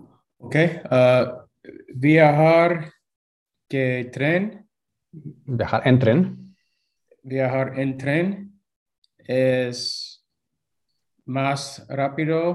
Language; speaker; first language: Spanish; non-native, learner; English